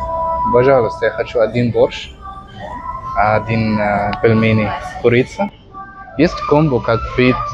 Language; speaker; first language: Russian; non-native, learner; Arabic